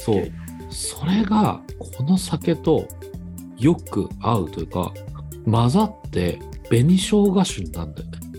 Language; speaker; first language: Japanese; native; Japanese